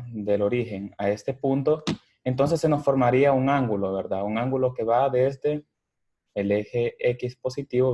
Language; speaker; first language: Spanish; native; Spanish